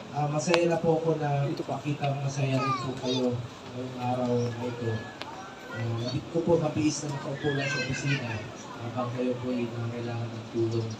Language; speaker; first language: Filipino; non-native, local second language; Cebuano